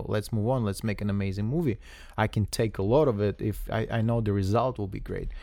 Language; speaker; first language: English; non-native, fluent; Russian